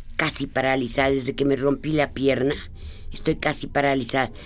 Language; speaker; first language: Spanish; native; Spanish